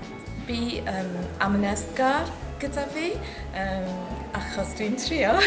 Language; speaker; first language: Welsh; non-native, learner; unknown